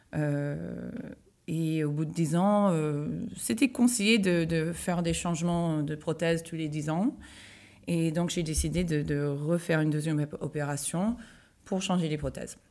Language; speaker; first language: French; non-native, fluent; English